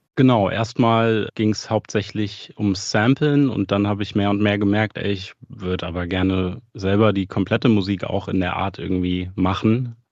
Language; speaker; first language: German; native; German